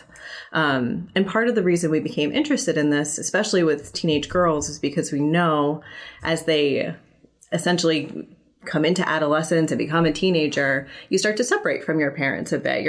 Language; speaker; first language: English; native; English